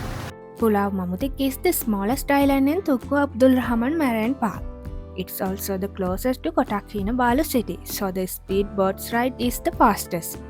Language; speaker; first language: English; non-native, fluent; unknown